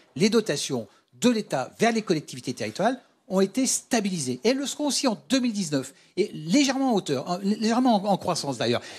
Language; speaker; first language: French; native; French